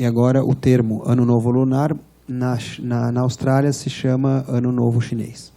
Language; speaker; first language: Portuguese; native; Portuguese